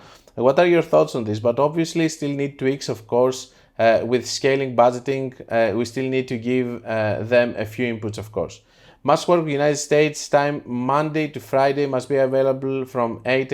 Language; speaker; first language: English; non-native, fluent; Greek